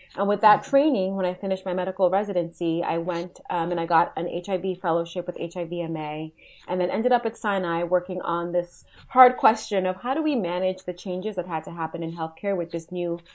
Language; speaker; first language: English; native; English